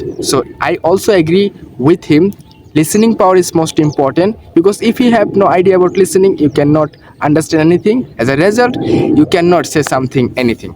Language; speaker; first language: English; non-native, learner; Bangla